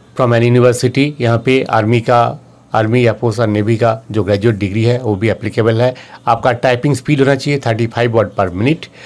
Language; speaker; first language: Hindi; native; Hindi